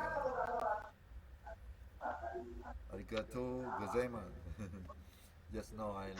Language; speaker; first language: English; non-native, learner; Sasak